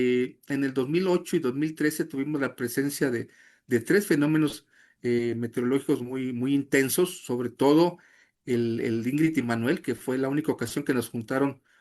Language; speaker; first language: Spanish; native; Spanish